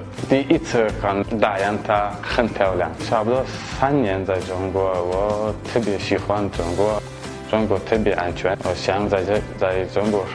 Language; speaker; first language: Chinese; non-native, learner; Turkmen